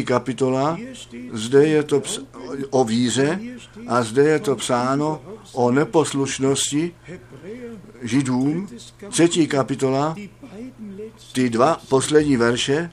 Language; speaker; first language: Czech; non-native, fluent; German